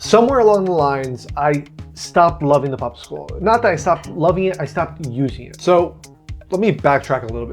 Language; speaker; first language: English; native; English